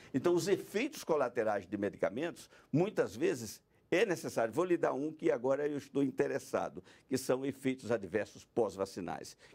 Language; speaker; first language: Portuguese; non-native, fluent; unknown